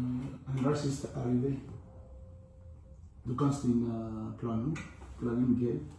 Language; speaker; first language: German; non-native, learner; Malagasy